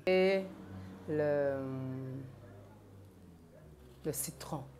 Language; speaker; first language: French; non-native, local second language; Rundi